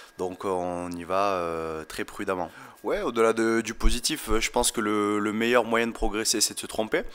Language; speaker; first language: French; native; French